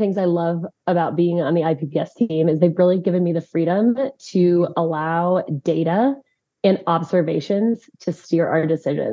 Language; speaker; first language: English; native; English